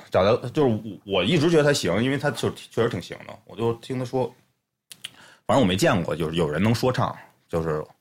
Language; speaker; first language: Chinese; native; Chinese